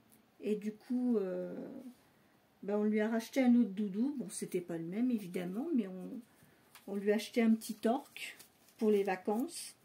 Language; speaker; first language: French; native; French